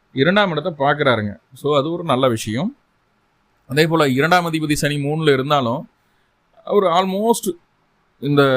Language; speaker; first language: Tamil; native; Tamil